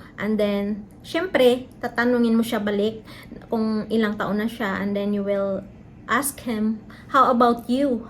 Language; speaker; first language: Filipino; non-native, local second language; Hiligaynon